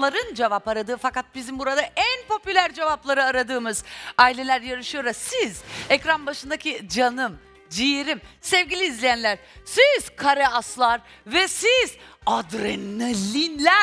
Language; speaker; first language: Turkish; native; Turkish